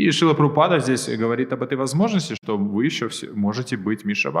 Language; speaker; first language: Russian; native; Russian